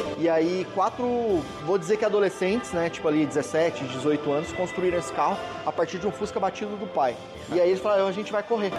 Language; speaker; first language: Portuguese; native; Portuguese